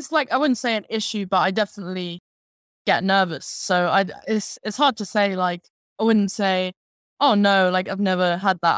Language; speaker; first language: English; native; English